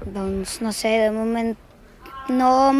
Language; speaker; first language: Catalan; non-native, learner; Ukrainian